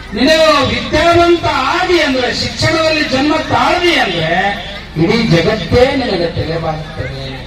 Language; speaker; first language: Kannada; native; Kannada